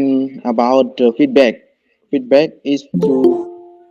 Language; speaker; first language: English; non-native, learner; Khmer